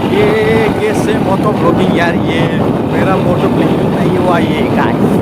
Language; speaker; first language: Hindi; non-native, local second language; Bodo